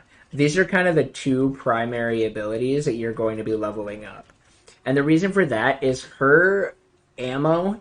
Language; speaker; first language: English; native; English